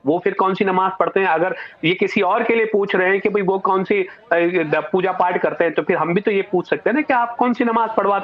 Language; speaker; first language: Hindi; native; Hindi